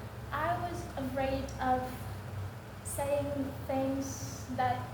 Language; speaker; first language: English; non-native, learner; Indonesian